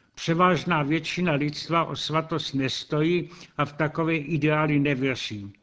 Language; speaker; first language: Czech; native; Czech